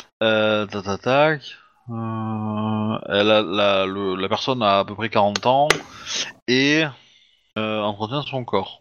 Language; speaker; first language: French; native; French